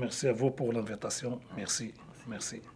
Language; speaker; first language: French; non-native, local second language; Arabic